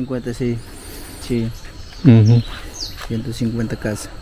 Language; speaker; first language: Spanish; non-native, local second language; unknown